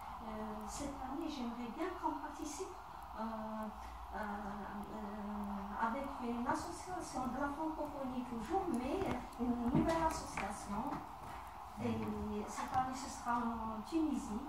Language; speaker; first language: French; non-native, local second language; Arabic